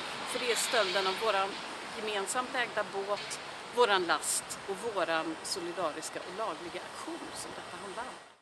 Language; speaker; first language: Swedish; native; Swedish